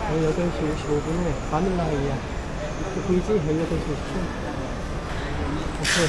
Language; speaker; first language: Korean; native; Korean